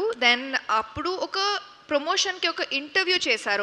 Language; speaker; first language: Telugu; non-native, local second language; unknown